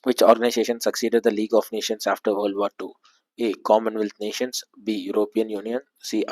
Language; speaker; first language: English; non-native, local second language; Tamil